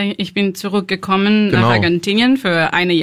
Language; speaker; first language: German; non-native, learner; Spanish